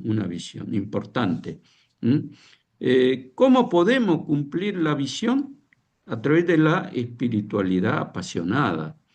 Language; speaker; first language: Spanish; non-native, fluent; Korean